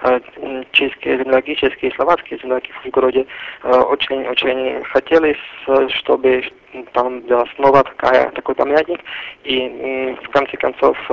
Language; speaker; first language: Russian; non-native, fluent; Czech